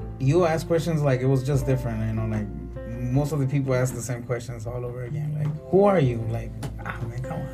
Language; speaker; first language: English; early bilingual, other home language; Spanish